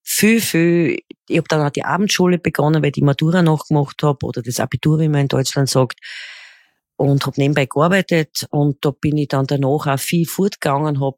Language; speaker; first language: German; native; German